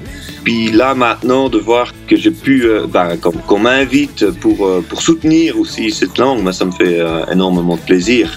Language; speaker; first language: French; non-native, local second language; German